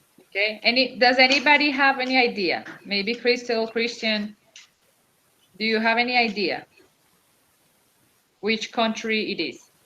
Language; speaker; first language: English; non-native, fluent; Spanish